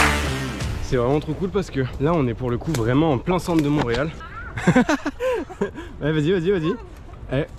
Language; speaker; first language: French; native; French